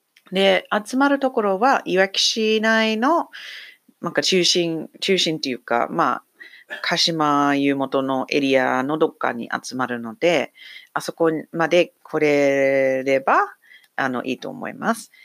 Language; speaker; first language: Japanese; non-native, fluent; English